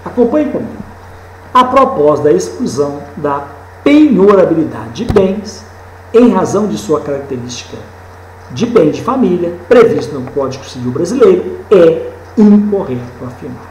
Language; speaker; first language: Portuguese; native; Portuguese